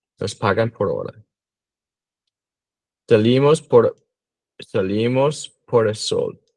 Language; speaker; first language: Spanish; non-native, learner; English